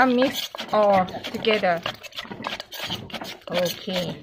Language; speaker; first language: English; non-native, learner; Thai